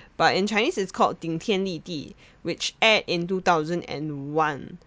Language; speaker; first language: English; native; English